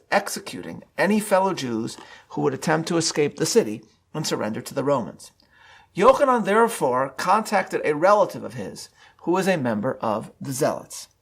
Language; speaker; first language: English; native; English